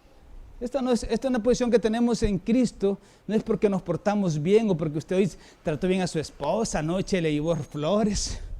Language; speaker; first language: Spanish; native; Spanish